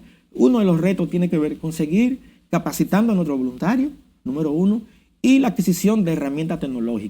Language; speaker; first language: Spanish; native; Spanish